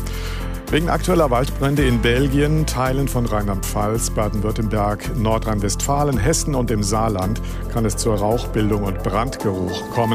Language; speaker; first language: German; native; German